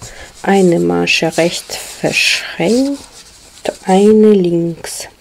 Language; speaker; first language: German; non-native, learner; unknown